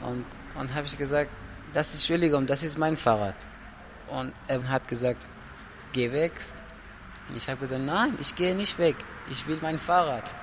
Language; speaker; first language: German; non-native, learner; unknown